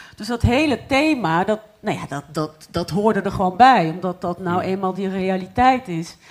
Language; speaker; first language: Dutch; non-native, fluent; Arabic